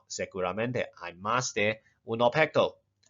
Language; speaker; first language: Spanish; non-native, fluent; Chinese